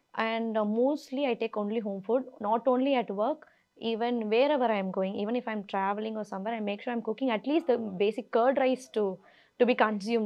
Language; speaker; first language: English; non-native, local second language; Tamil